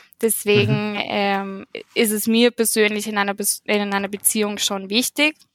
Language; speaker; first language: German; early bilingual, heritage; German